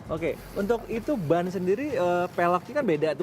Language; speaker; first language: Indonesian; native; Indonesian